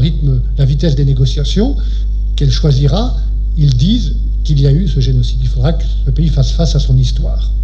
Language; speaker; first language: French; native; French